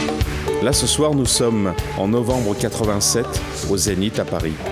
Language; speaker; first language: French; native; French